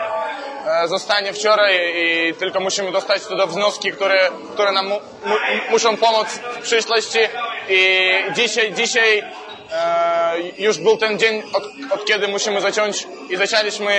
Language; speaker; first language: Polish; non-native, fluent; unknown